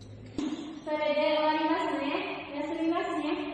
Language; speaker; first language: Japanese; non-native, learner; Indonesian